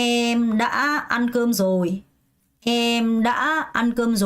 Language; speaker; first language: Vietnamese; non-native, fluent; Korean